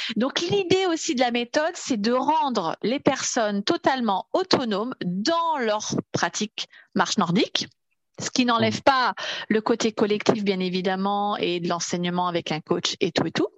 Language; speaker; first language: French; native; French